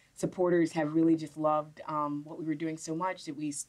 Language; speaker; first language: English; native; English